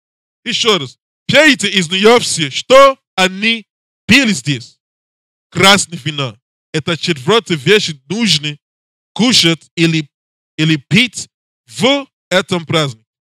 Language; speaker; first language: Russian; non-native, learner; English